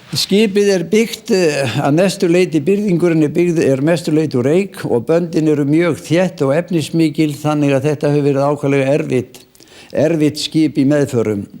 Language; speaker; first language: Icelandic; native; Icelandic